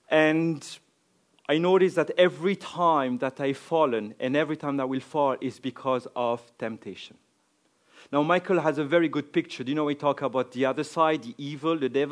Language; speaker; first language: English; non-native, fluent; French